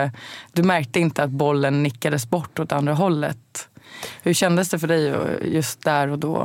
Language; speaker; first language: Swedish; native; Swedish